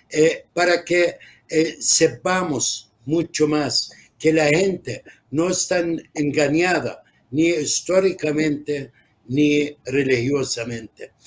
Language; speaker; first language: Spanish; non-native, fluent; Arabic